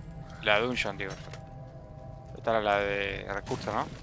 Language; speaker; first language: Spanish; native; Spanish